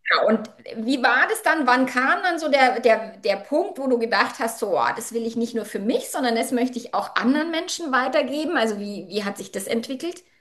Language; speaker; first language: German; native; German